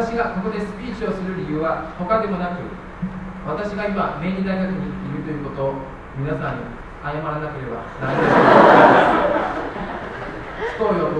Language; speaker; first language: Japanese; non-native, fluent; Chinese